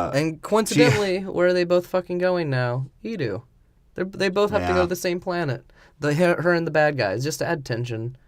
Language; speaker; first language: English; native; English